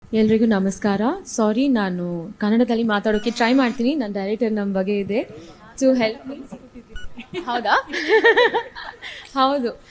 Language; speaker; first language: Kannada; non-native, learner; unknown